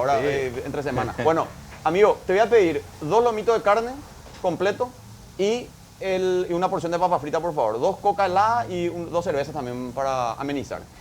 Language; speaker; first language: Spanish; native; Spanish